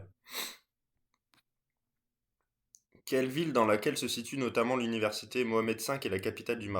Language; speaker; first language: French; native; French